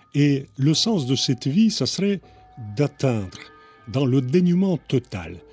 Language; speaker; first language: French; non-native, fluent; Russian